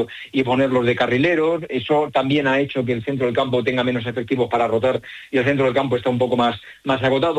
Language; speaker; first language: Spanish; native; Spanish